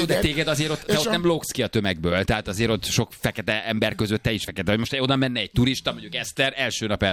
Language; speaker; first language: Hungarian; native; Hungarian